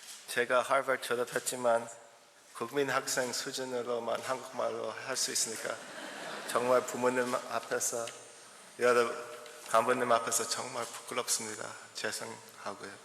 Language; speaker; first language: Korean; early bilingual, heritage; Korean